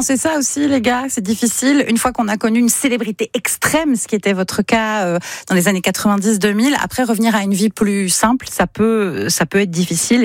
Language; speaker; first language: French; native; French